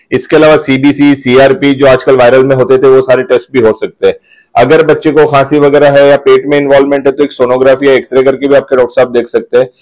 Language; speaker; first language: Hindi; non-native, local second language; Gujarati